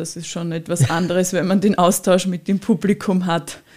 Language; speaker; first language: German; native; German